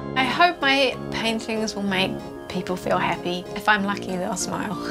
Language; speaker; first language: English; native; English